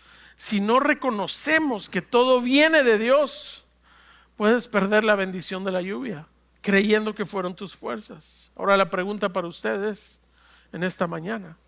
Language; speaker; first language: Spanish; native; Spanish